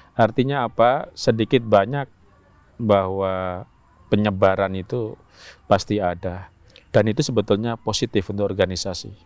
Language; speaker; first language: Indonesian; non-native, local second language; Javanese